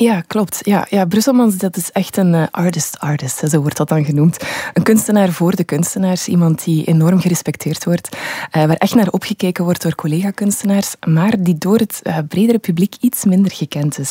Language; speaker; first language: Dutch; native; Dutch